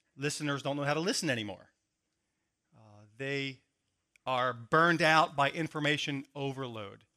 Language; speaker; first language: English; native; English